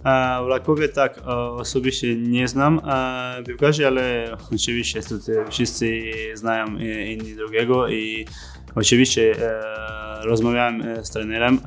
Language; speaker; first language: Polish; non-native, fluent; Georgian